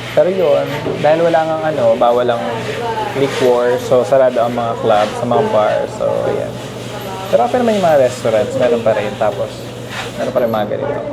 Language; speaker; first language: Filipino; native; Filipino